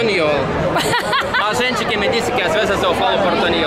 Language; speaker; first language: Portuguese; non-native, learner; Russian